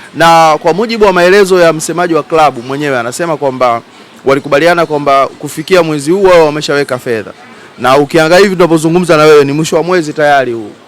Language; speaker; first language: Swahili; native; Swahili